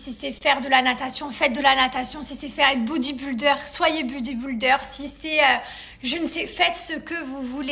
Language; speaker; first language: French; native; French